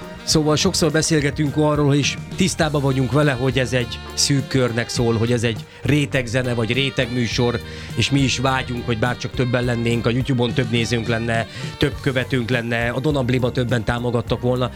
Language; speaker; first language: Hungarian; native; Hungarian